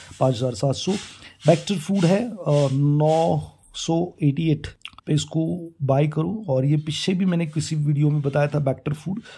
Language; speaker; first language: Hindi; non-native, local second language; Marathi